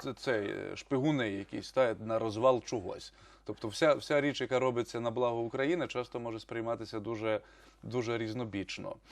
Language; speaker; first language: Ukrainian; native; Ukrainian